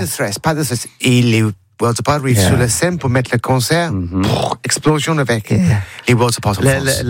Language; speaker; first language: French; non-native, learner; English